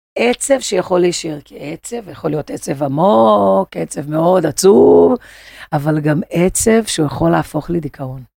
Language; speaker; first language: Hebrew; non-native, fluent; Portuguese